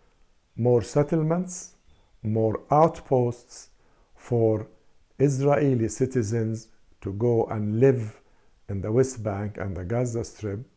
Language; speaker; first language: English; non-native, fluent; Arabic